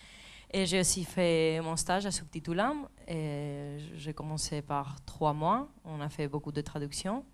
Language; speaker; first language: French; non-native, fluent; Spanish